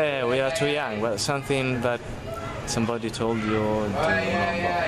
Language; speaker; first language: English; non-native, fluent; Italian